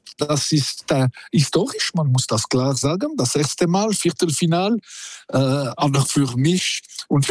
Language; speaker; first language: German; non-native, local second language; French